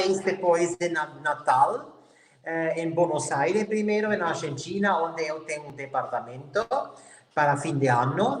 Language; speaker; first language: Portuguese; non-native, learner; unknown